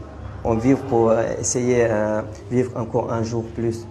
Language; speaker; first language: French; non-native, learner; Chechen